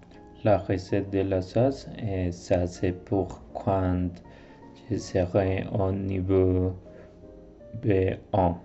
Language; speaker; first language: French; non-native, learner; Spanish